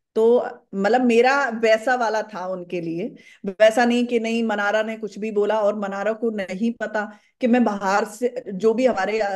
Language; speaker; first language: Hindi; native; Hindi